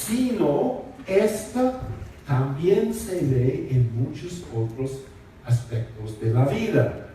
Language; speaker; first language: Spanish; non-native, fluent; English